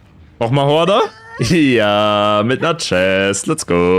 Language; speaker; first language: German; native; German